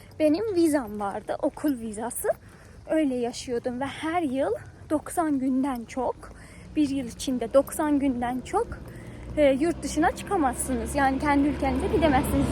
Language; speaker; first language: Turkish; non-native, fluent; Persian